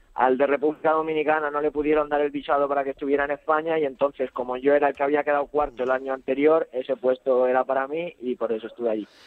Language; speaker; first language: Spanish; native; Spanish